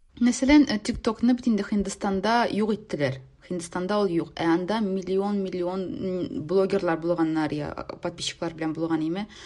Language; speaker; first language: Tatar; native; Tatar